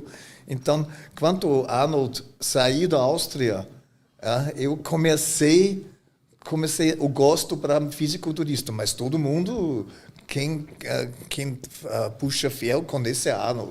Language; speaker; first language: Portuguese; non-native, fluent; German